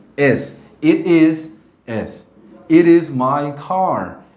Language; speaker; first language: Spanish; native; Spanish